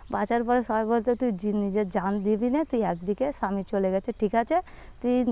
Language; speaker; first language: Bangla; non-native, local second language; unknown